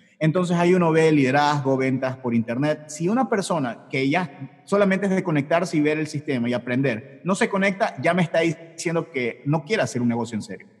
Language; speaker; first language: Spanish; native; Spanish